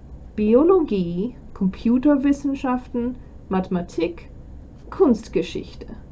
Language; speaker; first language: German; non-native, fluent; English